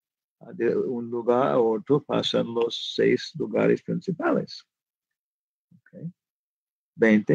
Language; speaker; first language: Spanish; non-native, fluent; English